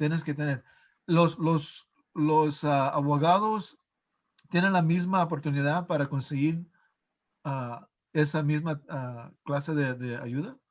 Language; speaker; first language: Spanish; early bilingual, heritage; English